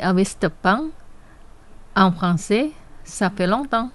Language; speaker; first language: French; non-native, fluent; Indonesian